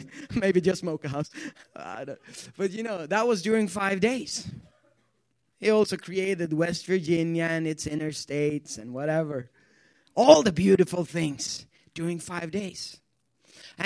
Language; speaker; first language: English; non-native, fluent; Swedish